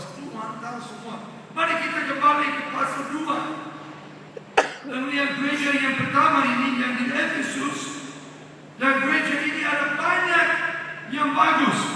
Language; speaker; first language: Indonesian; non-native, fluent; English